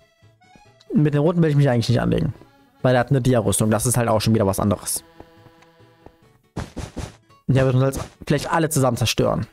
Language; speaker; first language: German; native; German